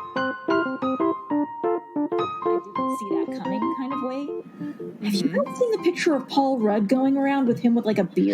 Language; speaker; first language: English; native; English